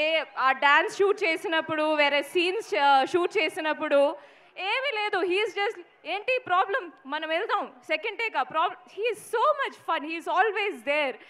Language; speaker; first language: Telugu; non-native, fluent; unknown